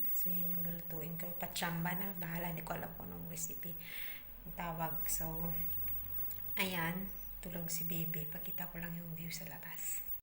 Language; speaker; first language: Filipino; native; Filipino